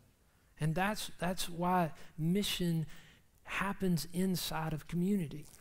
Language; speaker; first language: English; native; English